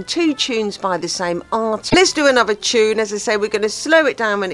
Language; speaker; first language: English; native; English